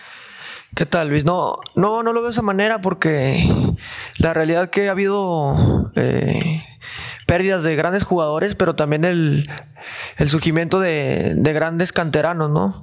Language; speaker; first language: Spanish; native; Spanish